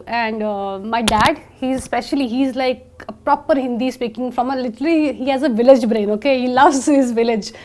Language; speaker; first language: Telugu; non-native, local second language; Hindi